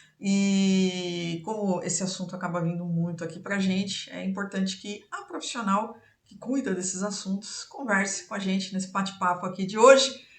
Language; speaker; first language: Portuguese; native; Portuguese